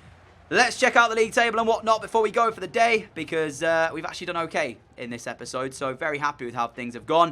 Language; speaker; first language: English; native; English